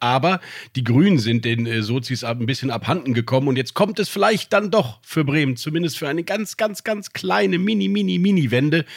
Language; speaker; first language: German; native; German